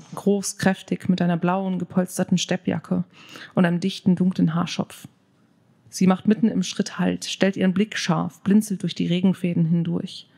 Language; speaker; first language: German; native; German